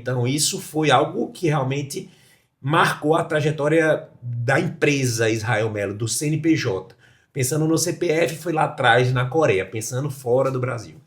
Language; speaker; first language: Portuguese; native; Portuguese